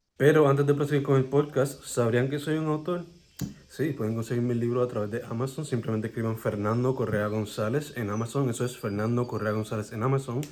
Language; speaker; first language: Spanish; native; Spanish